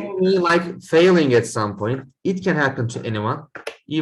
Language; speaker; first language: English; non-native, fluent; Turkish